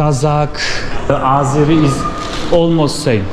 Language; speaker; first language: English; non-native, learner; Turkish